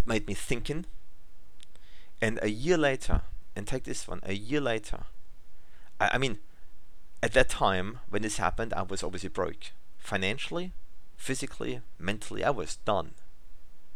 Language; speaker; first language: English; non-native, fluent; German